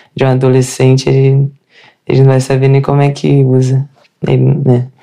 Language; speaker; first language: Portuguese; native; Portuguese